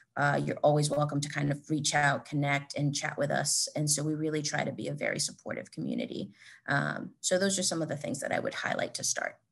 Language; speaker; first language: English; native; English